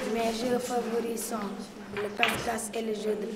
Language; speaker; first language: French; non-native, local second language; Fula